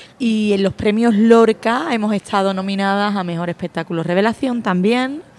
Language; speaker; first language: Spanish; native; Spanish